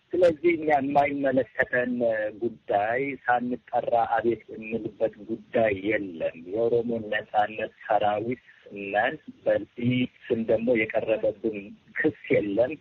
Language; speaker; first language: Amharic; non-native, local second language; Oromo